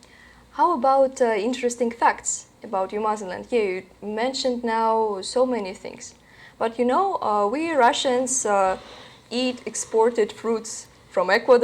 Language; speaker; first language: English; non-native, learner; Russian